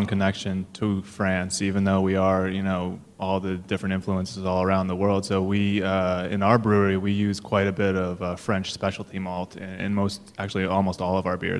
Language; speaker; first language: English; native; English